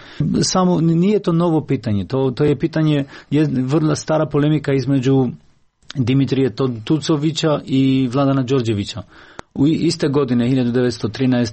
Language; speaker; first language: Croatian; non-native, local second language; Albanian